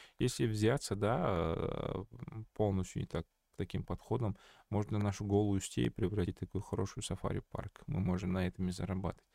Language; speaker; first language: Russian; non-native, local second language; Kazakh